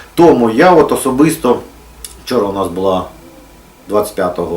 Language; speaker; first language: Ukrainian; non-native, local second language; Russian